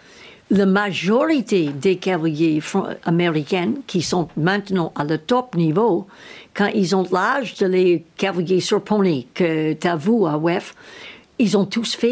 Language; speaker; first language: French; non-native, learner; English